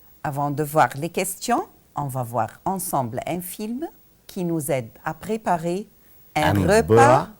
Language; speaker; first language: French; non-native, fluent; Arabic